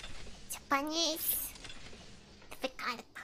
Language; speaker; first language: English; non-native, learner; Japanese